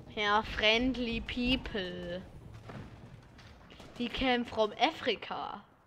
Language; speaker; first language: English; non-native, learner; German